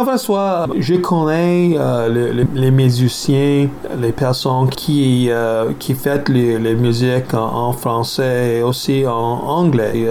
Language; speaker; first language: French; non-native, learner; English